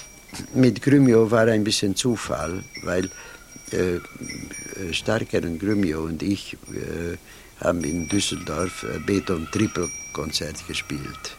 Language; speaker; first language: German; non-native, fluent; Hungarian